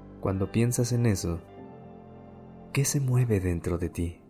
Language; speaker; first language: Spanish; native; Spanish